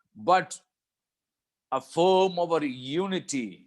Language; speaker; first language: English; non-native, local second language; Malayalam